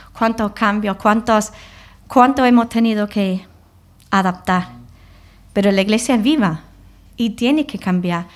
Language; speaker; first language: Spanish; non-native, fluent; English